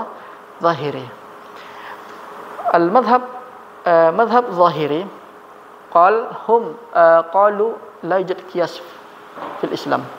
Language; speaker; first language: Arabic; non-native, learner; Malay